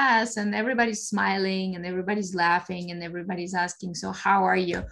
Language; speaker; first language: English; non-native, fluent; Russian